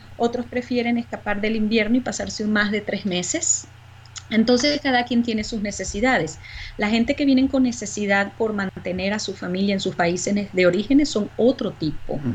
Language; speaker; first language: Spanish; native; Spanish